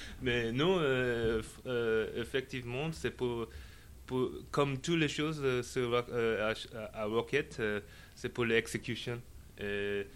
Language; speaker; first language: French; non-native, learner; English